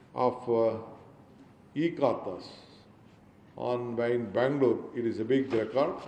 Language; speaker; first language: English; non-native, local second language; Kannada